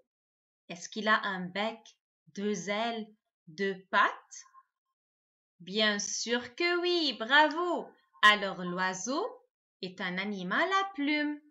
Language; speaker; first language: French; non-native, local second language; Arabic